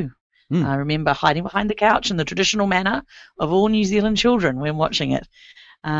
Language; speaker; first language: English; native; English